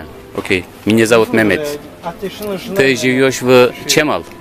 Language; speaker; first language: Russian; non-native, learner; Turkish